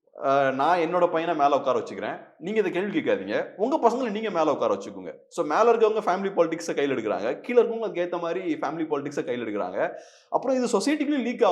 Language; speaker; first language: Tamil; native; Tamil